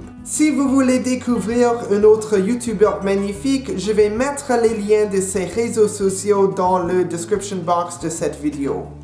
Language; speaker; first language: French; non-native, local second language; English